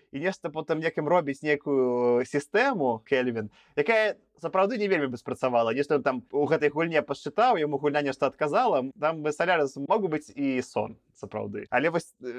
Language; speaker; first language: Belarusian; non-native, local second language; Russian